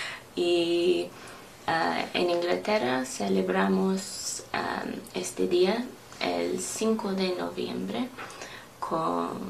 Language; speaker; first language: Spanish; non-native, learner; English